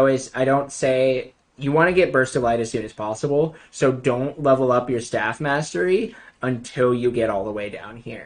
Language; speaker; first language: English; native; English